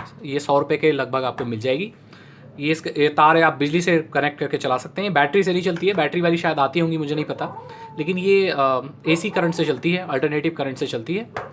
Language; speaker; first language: Hindi; native; Hindi